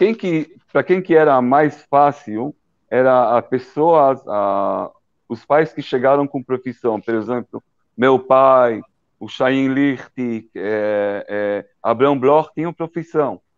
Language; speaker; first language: Portuguese; early bilingual, heritage; Portuguese